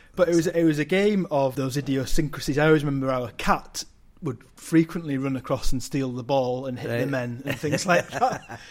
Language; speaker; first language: English; native; English